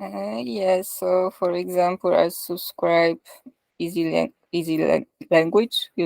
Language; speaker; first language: English; non-native, learner; Polish